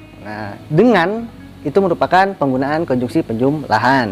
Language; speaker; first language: Indonesian; native; Indonesian